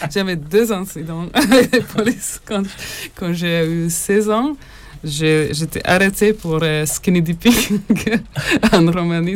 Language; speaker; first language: French; non-native, learner; Hungarian